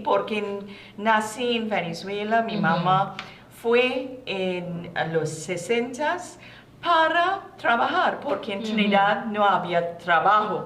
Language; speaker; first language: Spanish; non-native, learner; English